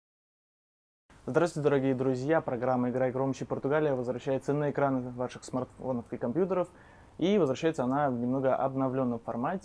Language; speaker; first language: Russian; native; Russian